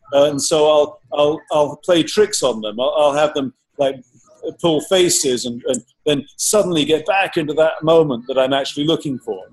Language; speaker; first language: English; native; English